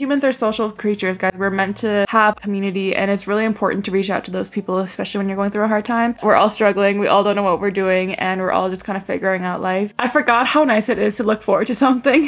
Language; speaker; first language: English; early bilingual, other home language; Korean